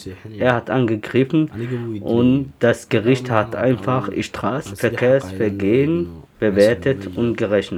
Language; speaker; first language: German; non-native, learner; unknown